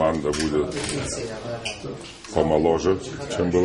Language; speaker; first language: Russian; non-native, fluent; Lithuanian